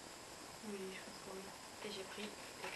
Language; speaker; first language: French; native; French